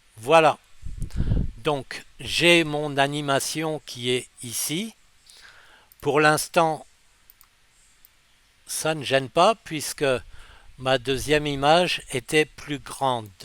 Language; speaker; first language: French; native; French